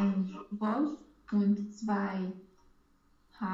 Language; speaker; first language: German; non-native, learner; Romanian